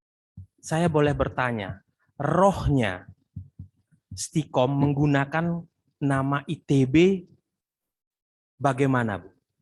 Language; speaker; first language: Indonesian; native; Indonesian